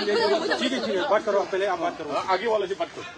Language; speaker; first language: Hindi; non-native, local second language; Manipuri